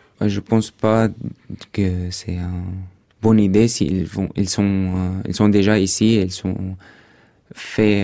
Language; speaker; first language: French; non-native, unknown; Arabic